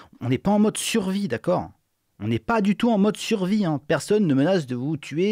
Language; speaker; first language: French; native; French